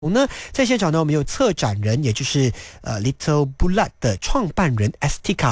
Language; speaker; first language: Chinese; native; Chinese